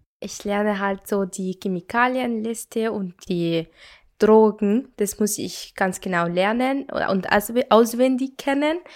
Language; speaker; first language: German; non-native, learner; Arabic